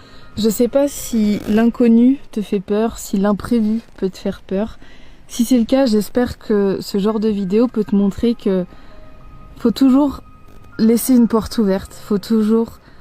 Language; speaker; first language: French; native; French